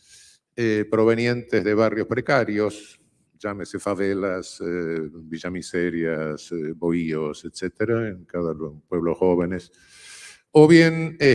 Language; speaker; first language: Spanish; native; Spanish